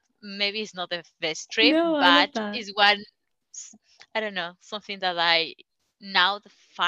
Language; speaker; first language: English; non-native, learner; Spanish